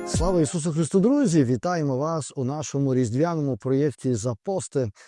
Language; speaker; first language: Ukrainian; native; Ukrainian